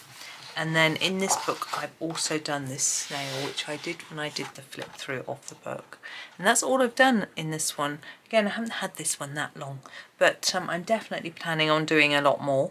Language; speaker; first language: English; native; English